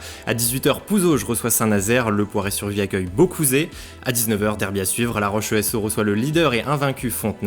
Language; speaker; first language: French; native; French